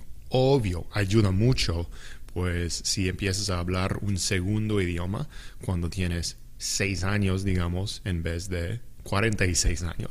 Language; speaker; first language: Spanish; non-native, fluent; English